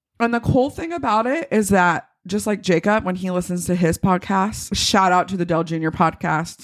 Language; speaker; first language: English; native; English